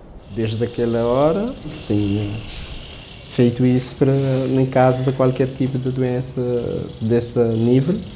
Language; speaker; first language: Portuguese; non-native, local second language; Kabuverdianu